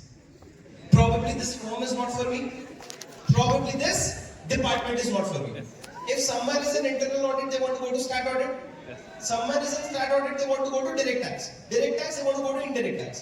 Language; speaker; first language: English; non-native, local second language; Hindi